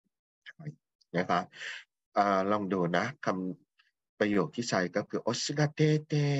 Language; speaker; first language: Japanese; non-native, fluent; Thai